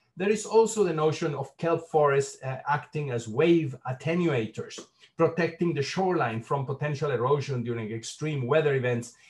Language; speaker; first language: English; non-native, fluent; Spanish